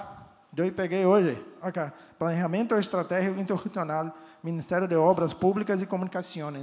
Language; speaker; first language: Spanish; non-native, learner; Portuguese